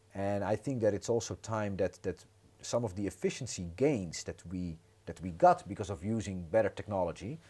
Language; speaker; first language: English; non-native, fluent; Croatian